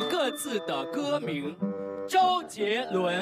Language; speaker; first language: Chinese; native; Chinese